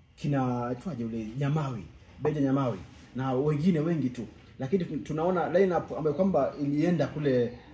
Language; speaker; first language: Swahili; native; Swahili